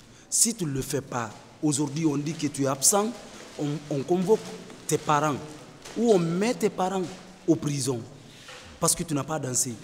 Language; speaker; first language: French; non-native, fluent; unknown